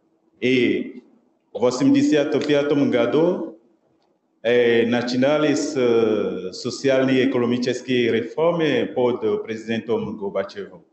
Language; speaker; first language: Russian; non-native, local second language; French